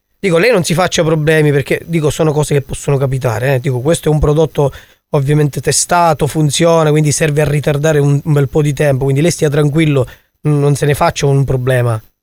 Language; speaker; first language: Italian; native; Italian